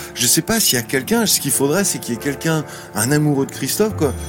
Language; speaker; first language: French; native; French